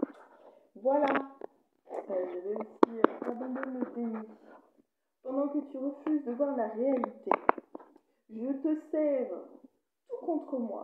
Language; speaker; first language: French; native; French